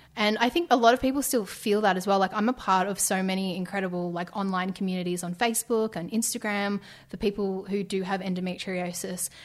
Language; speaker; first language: English; native; English